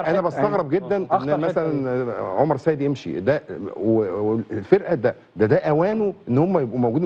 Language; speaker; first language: Arabic; native; Arabic